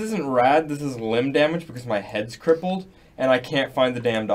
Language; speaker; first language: English; native; English